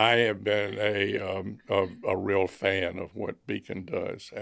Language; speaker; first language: English; native; English